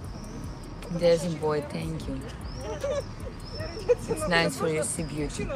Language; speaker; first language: English; non-native, learner; Russian